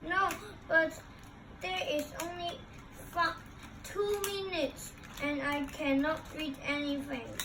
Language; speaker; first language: English; non-native, local second language; Cantonese